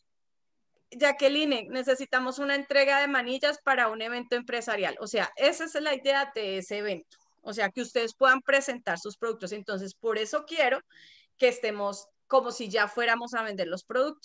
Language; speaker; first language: Spanish; native; Spanish